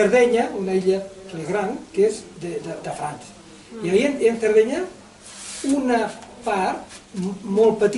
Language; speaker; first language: Spanish; non-native, local second language; Catalan